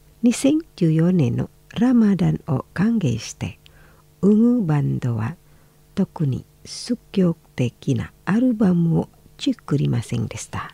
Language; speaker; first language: Japanese; non-native, fluent; Indonesian